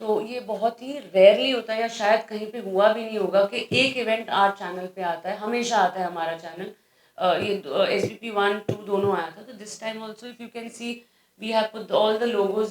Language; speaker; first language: Hindi; native; Hindi